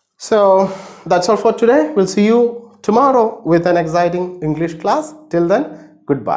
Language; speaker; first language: English; non-native, local second language; Malayalam